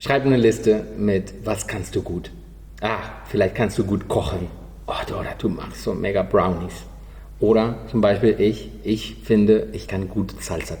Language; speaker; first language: German; non-native, learner; Spanish